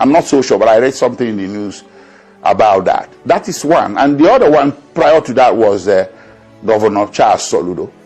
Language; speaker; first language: English; non-native, local second language; Igbo